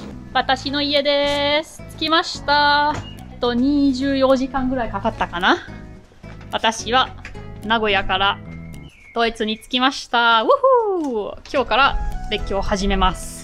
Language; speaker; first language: Japanese; non-native, fluent; German